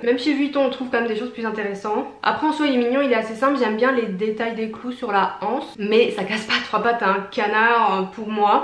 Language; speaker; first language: French; native; French